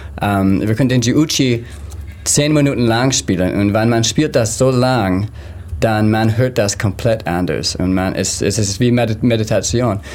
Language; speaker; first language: German; non-native, learner; English